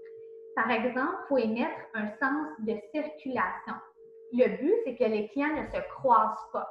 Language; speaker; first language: French; native; French